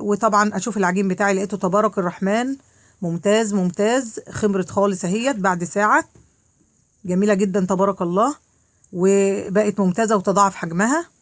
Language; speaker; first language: Arabic; native; Arabic